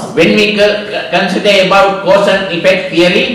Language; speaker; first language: English; non-native, local second language; Sinhala